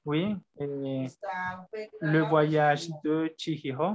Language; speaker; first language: French; non-native, learner; Spanish